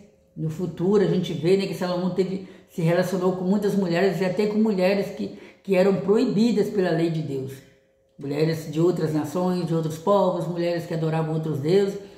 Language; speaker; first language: Portuguese; native; Portuguese